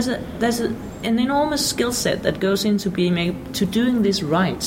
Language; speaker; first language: English; non-native, fluent; Danish